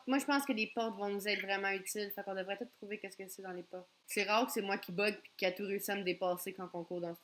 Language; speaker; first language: French; native; French